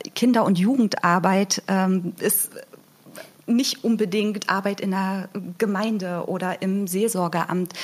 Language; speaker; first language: German; native; German